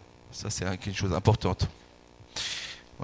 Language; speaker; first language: French; native; French